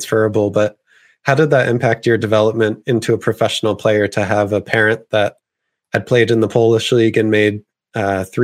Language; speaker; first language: English; native; English